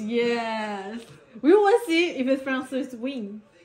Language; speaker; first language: English; non-native, learner; Chinese